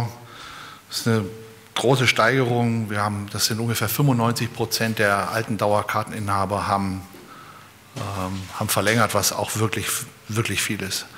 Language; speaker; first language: German; native; German